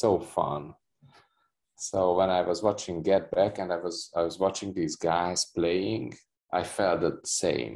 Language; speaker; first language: English; non-native, fluent; Hungarian